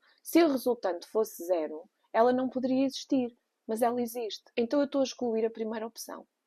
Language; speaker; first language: Portuguese; native; Portuguese